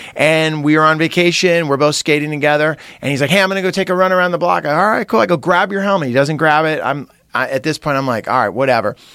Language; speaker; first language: English; native; English